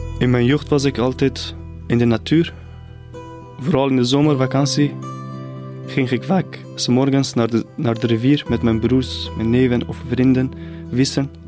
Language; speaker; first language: Dutch; non-native, fluent; Persian